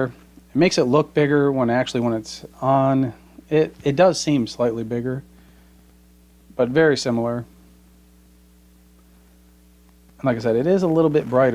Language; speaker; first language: English; native; English